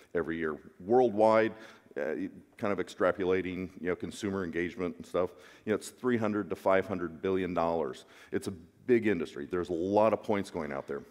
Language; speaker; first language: English; native; English